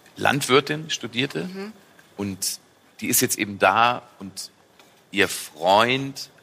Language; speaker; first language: German; native; German